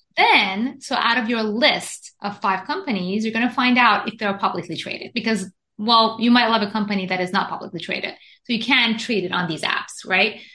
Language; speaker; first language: English; non-native, fluent; Persian